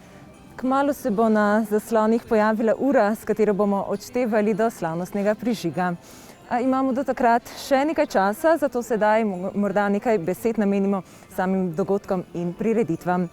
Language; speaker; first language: Slovenian; native; Slovenian